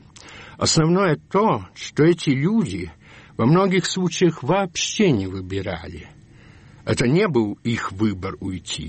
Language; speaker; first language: Russian; early bilingual, heritage; Russian